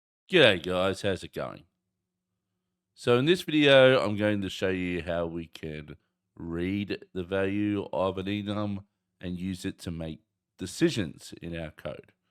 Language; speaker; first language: English; native; English